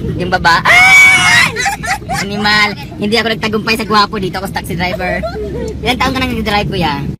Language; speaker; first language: Filipino; non-native, local second language; Cebuano